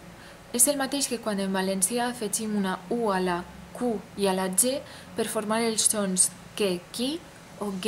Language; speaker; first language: Catalan; non-native, fluent; Romanian